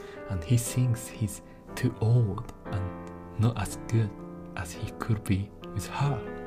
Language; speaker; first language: English; non-native, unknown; Japanese